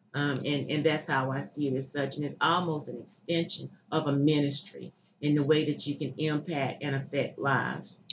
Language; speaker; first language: English; native; English